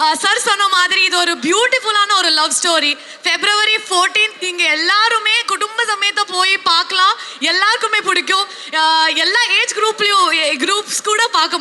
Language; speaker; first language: Tamil; non-native, local second language; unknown